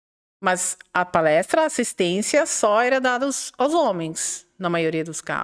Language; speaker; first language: Portuguese; non-native, fluent; Dutch